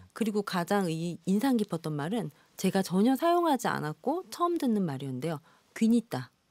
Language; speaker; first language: Korean; native; Korean